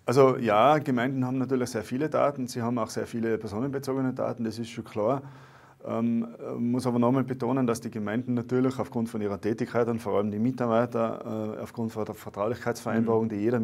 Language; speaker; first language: German; native; German